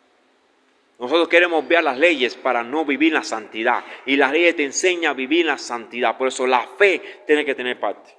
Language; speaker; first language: Spanish; native; Spanish